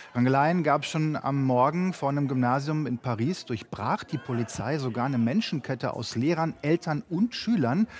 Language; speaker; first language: German; native; German